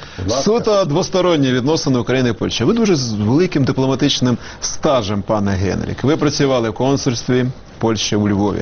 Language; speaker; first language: Ukrainian; native; Ukrainian